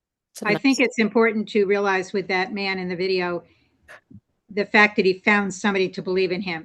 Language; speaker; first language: English; native; English